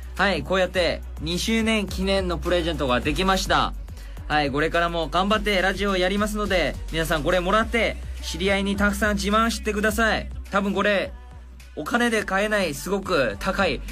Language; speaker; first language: Japanese; non-native, fluent; Korean